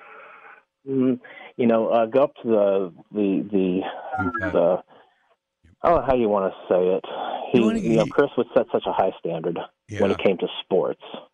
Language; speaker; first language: English; native; English